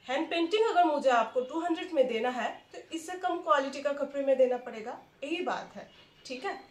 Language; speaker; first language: Hindi; non-native, local second language; Bangla